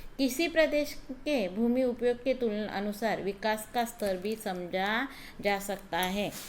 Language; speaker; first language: Hindi; non-native, local second language; Marathi